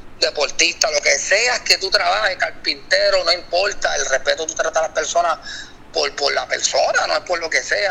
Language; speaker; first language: Spanish; native; Spanish